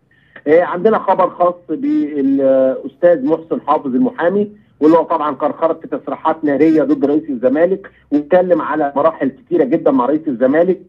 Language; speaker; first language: Arabic; native; Arabic